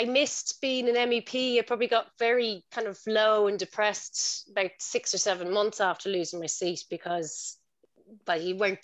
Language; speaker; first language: English; native; English